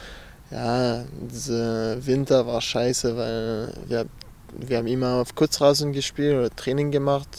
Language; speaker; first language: German; non-native, learner; French